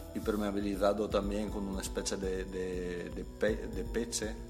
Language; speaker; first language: Spanish; non-native, fluent; Italian